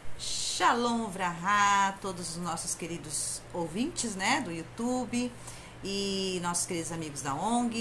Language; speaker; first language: Portuguese; native; Portuguese